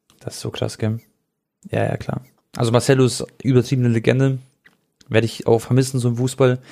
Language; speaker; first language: German; early bilingual, other home language; Croatian